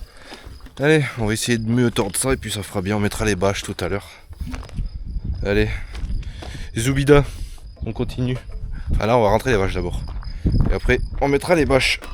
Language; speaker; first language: French; native; French